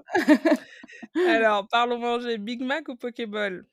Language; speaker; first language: French; native; French